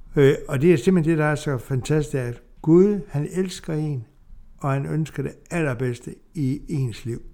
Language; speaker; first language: Danish; native; Danish